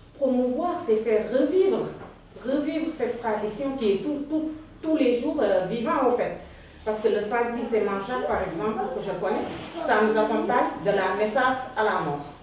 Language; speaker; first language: French; non-native, local second language; Wolof